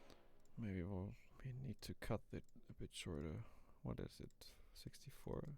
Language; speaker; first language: English; non-native, fluent; German